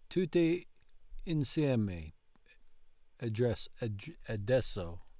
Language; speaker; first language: Italian; non-native, learner; English